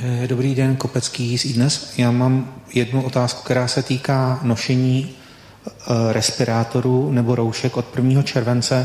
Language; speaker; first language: Czech; native; Czech